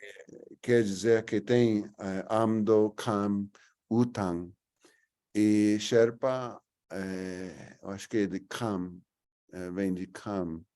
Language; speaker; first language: Portuguese; non-native, fluent; English